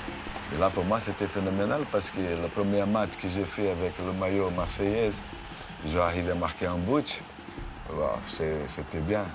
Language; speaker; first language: French; non-native, fluent; Portuguese